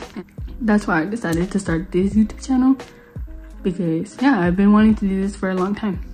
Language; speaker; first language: English; native; English